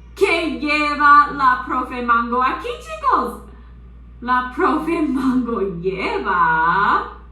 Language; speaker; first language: Spanish; non-native, fluent; English